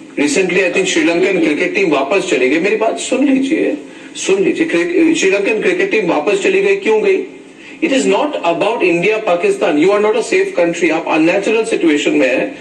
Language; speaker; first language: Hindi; native; Hindi